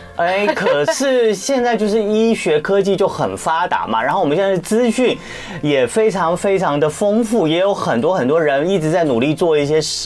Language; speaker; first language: Chinese; native; Chinese